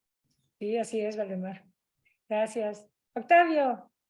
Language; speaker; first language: Spanish; native; Spanish